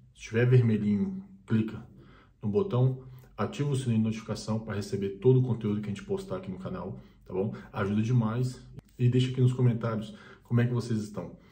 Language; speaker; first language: Portuguese; native; Portuguese